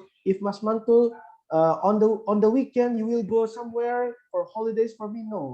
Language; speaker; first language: English; non-native, fluent; Indonesian